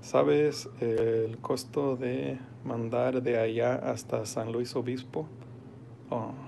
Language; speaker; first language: Spanish; early bilingual, heritage; Spanish